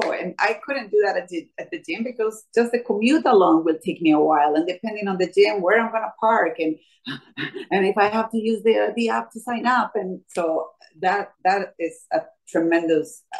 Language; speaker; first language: English; non-native, fluent; Spanish